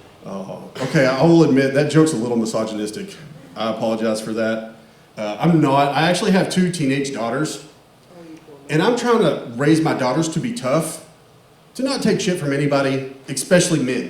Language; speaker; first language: English; native; English